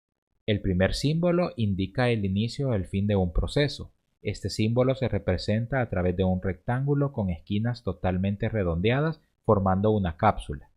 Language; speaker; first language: Spanish; native; Spanish